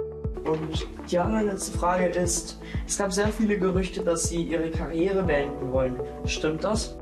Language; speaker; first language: German; early bilingual, other home language; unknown